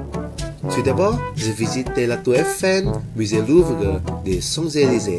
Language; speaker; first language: French; non-native, learner; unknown